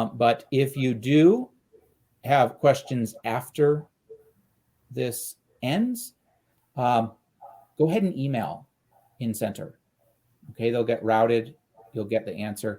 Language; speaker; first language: English; native; English